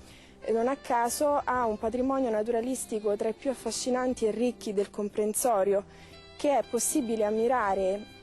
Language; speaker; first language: Italian; native; Italian